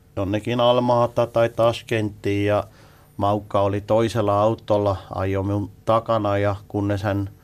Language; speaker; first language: Finnish; non-native, fluent; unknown